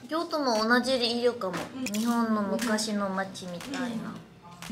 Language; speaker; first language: Japanese; non-native, fluent; Korean